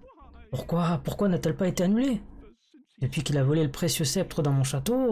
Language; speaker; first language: French; native; French